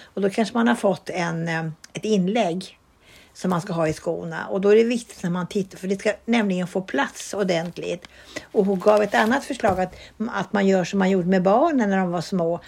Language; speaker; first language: Swedish; native; Swedish